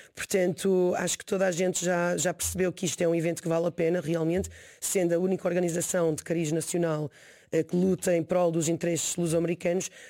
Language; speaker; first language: Portuguese; early bilingual, heritage; Portuguese